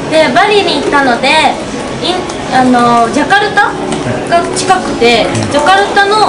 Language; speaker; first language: Japanese; native; Japanese